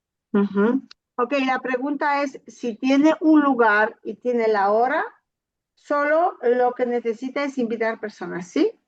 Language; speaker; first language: Spanish; non-native, fluent; Polish